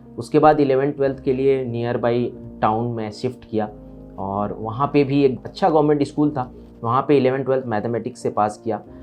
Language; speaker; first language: Hindi; native; Hindi